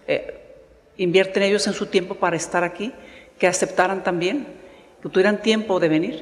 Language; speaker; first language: Spanish; native; Spanish